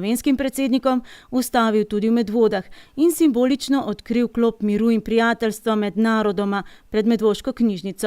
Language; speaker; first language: Slovenian; native; Slovenian